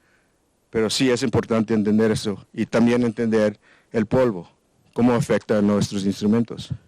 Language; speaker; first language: Spanish; non-native, learner; English